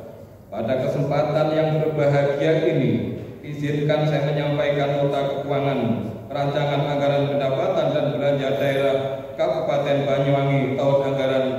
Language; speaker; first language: Indonesian; native; Indonesian